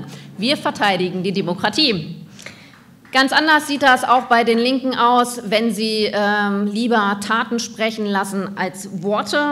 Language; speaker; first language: German; native; German